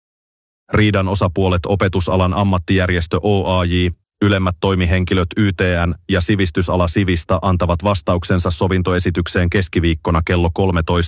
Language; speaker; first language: Finnish; native; Finnish